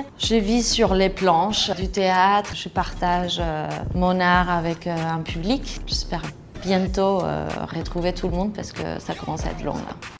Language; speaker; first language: French; non-native, fluent; Spanish